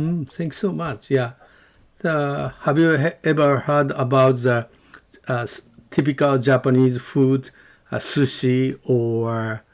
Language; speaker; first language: English; non-native, learner; Japanese